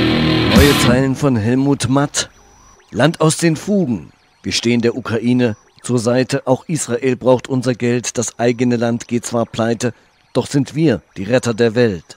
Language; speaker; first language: German; native; German